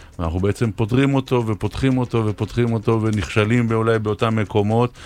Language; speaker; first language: Hebrew; native; Hebrew